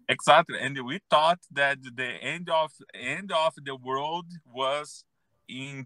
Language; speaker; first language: English; non-native, learner; Portuguese